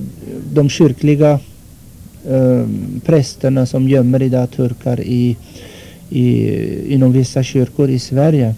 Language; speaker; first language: Swedish; non-native, fluent; Armenian